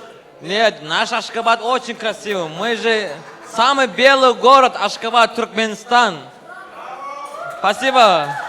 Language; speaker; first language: Russian; non-native, learner; Turkmen